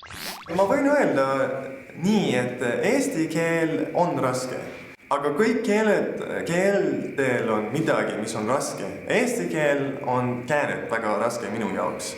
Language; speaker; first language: Estonian; non-native, learner; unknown